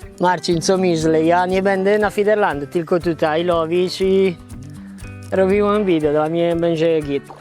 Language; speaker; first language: Polish; non-native, learner; Italian